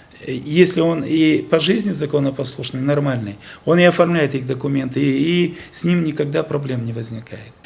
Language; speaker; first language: Russian; native; Russian